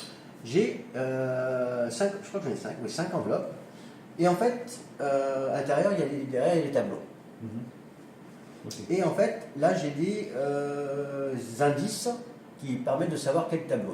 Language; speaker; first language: French; native; French